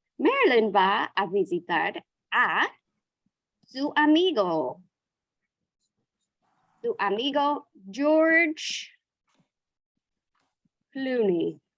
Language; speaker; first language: Spanish; non-native, fluent; English